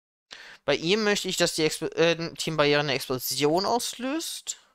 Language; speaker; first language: German; native; German